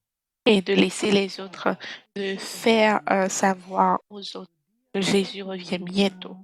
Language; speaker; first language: French; non-native, fluent; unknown